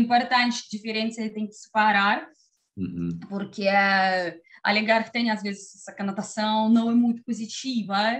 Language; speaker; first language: Portuguese; non-native, learner; Russian